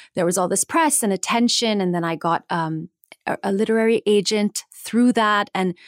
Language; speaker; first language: English; native; English